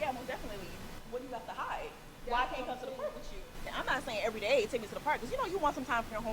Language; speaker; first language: English; native; English